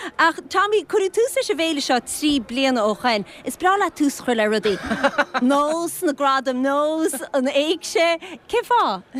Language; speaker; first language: Irish; native; Irish